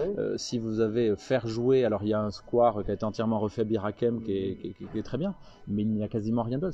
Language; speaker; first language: French; native; French